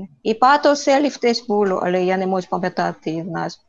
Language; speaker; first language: Ukrainian; non-native, learner; Korean